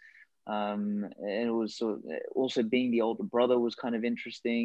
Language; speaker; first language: English; non-native, local second language; Macedonian